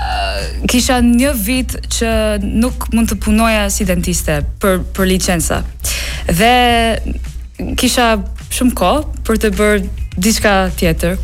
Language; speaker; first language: Albanian; non-native, learner; English